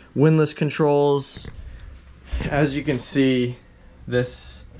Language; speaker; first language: English; native; English